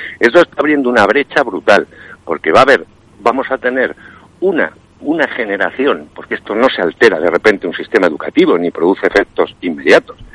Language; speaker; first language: Spanish; native; Spanish